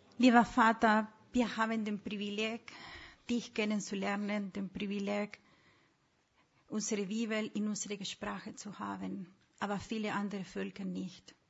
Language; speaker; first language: German; non-native, learner; Spanish